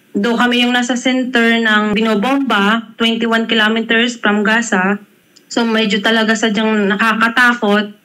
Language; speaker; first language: Filipino; native; Filipino